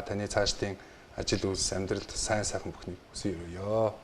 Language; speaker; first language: Mongolian; native; Mongolian